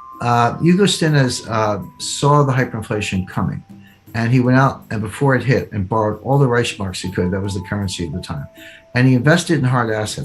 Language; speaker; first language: English; native; English